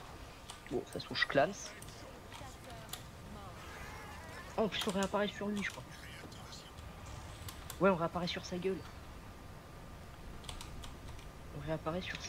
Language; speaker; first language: French; native; French